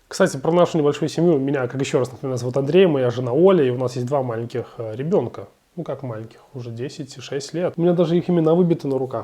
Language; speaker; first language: Russian; native; Russian